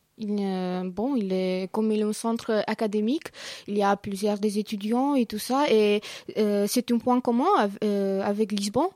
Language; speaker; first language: French; non-native, fluent; Romanian